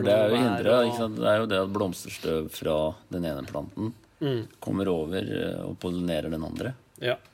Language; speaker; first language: Norwegian; native; Norwegian